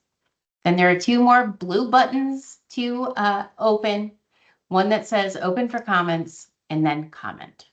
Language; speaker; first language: English; native; English